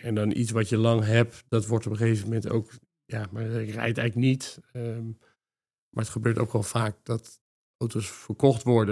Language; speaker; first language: Dutch; native; Dutch